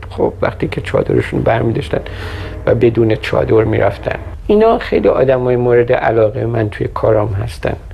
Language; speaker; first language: Persian; native; Persian